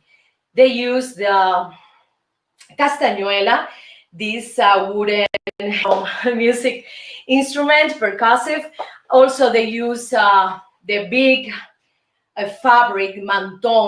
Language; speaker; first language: English; non-native, fluent; Spanish